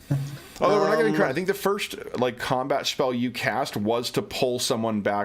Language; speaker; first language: English; native; English